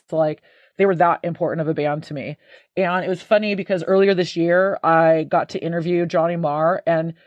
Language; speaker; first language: English; native; English